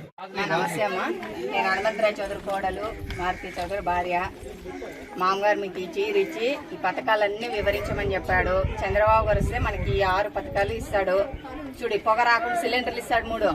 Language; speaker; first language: Telugu; native; Telugu